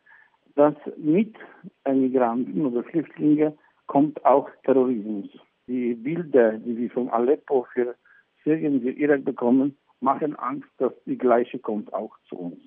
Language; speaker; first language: German; non-native, fluent; Polish